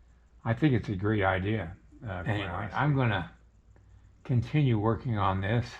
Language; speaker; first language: English; native; English